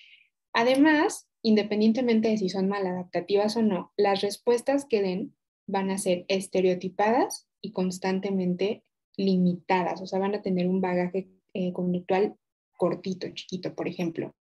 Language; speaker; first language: Spanish; native; Spanish